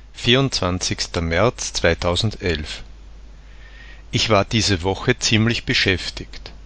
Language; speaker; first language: German; non-native, learner; Czech